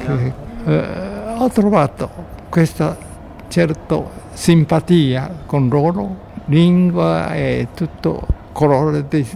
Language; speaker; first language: Italian; non-native, learner; Japanese